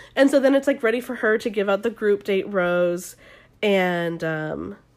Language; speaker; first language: English; native; English